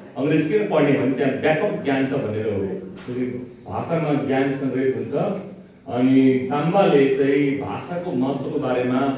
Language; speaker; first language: Nepali; non-native, local second language; Eastern Tamang